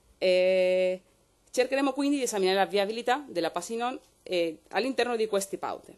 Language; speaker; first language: Italian; non-native, fluent; Spanish